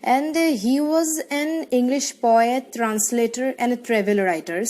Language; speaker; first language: English; non-native, local second language; Assamese